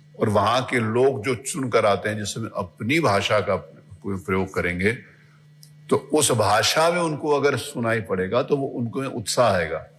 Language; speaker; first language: Hindi; native; Hindi